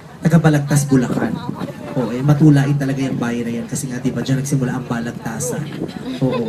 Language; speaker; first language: Filipino; native; Filipino